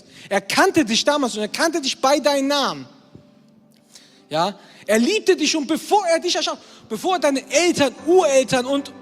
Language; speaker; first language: German; native; German